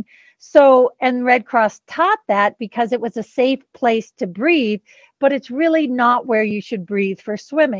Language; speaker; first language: English; native; English